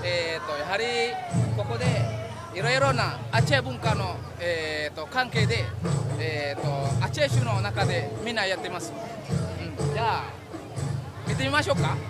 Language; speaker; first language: Japanese; non-native, learner; Indonesian